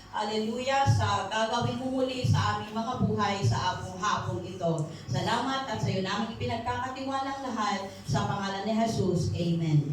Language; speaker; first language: Filipino; non-native, local second language; Iloko